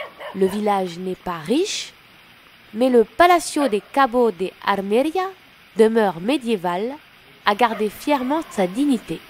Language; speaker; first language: French; native; French